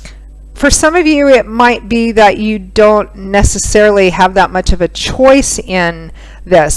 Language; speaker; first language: English; native; English